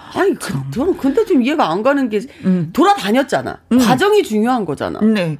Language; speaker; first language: Korean; native; Korean